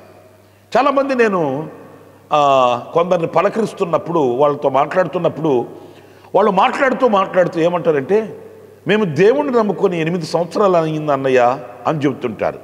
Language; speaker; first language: Telugu; native; Telugu